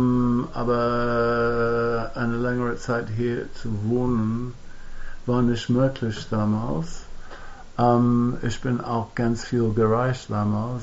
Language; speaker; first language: German; non-native, fluent; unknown